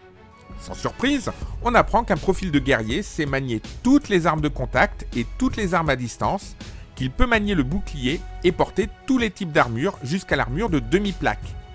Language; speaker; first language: French; native; French